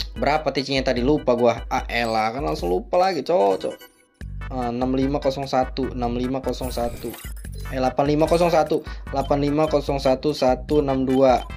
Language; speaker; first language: Indonesian; native; Indonesian